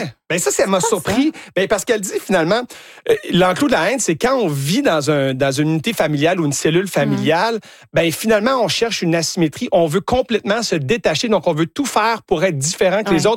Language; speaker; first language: French; native; French